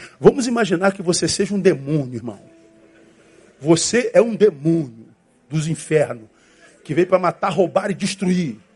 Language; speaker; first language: Portuguese; native; Portuguese